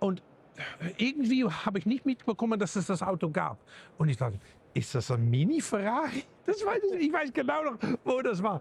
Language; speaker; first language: German; native; German